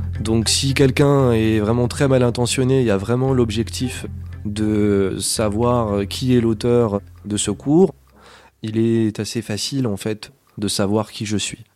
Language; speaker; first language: French; native; French